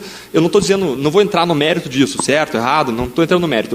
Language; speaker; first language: Portuguese; native; Portuguese